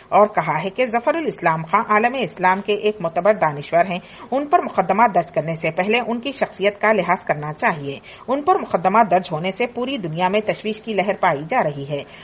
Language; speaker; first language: Urdu; native; Urdu